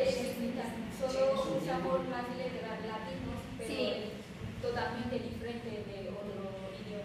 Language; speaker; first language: Spanish; non-native, learner; Vietnamese